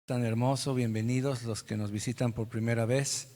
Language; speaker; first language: Spanish; native; Spanish